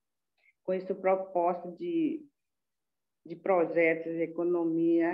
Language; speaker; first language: Portuguese; non-native, local second language; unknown